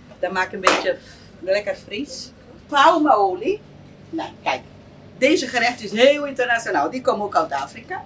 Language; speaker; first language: Dutch; non-native, fluent; Portuguese